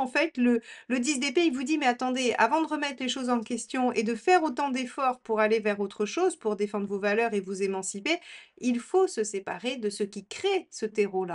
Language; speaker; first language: French; native; French